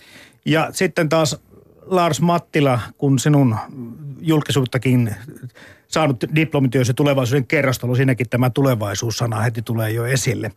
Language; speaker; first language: Finnish; native; Finnish